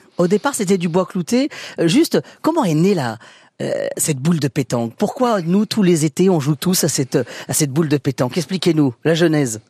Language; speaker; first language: French; native; French